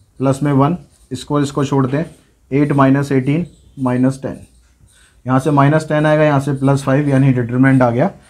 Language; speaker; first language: Hindi; native; Hindi